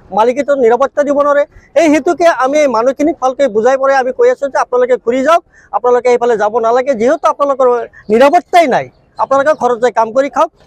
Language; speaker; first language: Assamese; non-native, local second language; Bangla